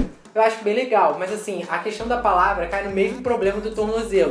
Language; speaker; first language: Portuguese; native; Portuguese